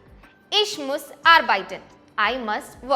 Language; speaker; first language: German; non-native, fluent; Malayalam